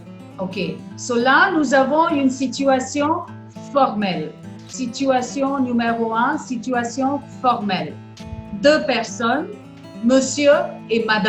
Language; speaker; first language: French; non-native, fluent; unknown